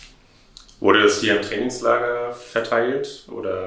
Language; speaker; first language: German; native; German